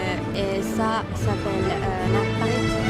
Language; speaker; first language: French; non-native, learner; Finnish